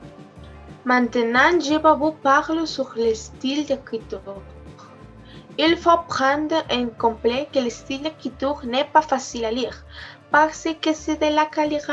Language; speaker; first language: French; non-native, learner; Spanish